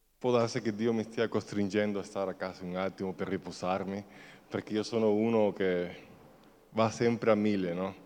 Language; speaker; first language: Italian; non-native, fluent; Spanish